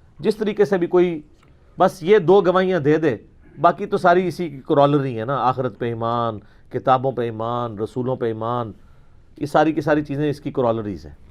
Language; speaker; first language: Urdu; non-native, local second language; Punjabi